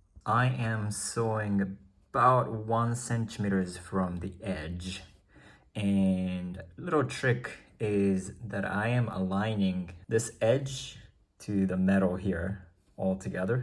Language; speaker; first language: English; non-native, fluent; Japanese